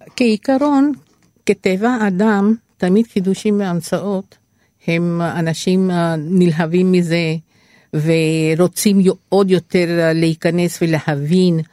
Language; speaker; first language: Hebrew; non-native, fluent; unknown